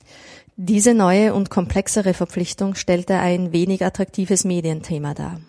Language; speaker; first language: German; native; German